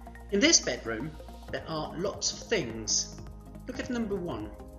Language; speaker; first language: English; non-native, fluent; French